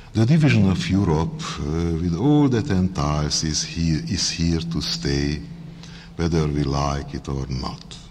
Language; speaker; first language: English; non-native, fluent; Hungarian